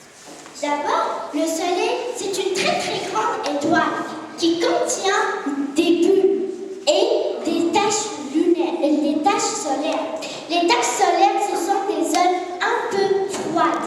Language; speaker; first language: French; non-native, local second language; Arabic